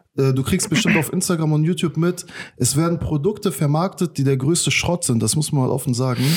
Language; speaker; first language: German; early bilingual, other home language; Persian